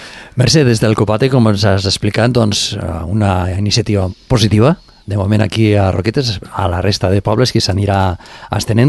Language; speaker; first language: Catalan; native; Catalan